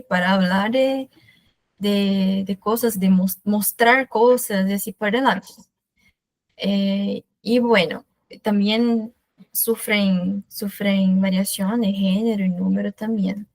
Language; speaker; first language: Spanish; non-native, fluent; Portuguese